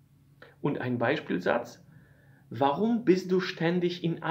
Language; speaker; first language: German; non-native, fluent; Polish